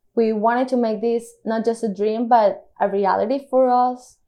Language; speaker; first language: English; non-native, fluent; Spanish